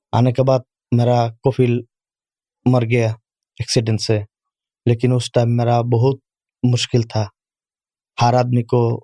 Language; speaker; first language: Urdu; non-native, learner; Bangla